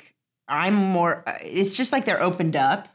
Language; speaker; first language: English; native; English